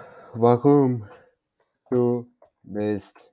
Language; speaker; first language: German; non-native, learner; Turkish